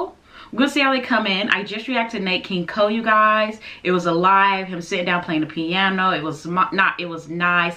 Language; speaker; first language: English; native; English